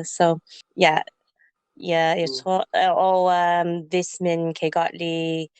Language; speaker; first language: Danish; non-native, learner; English